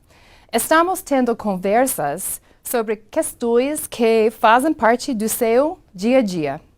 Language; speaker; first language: Portuguese; non-native, fluent; English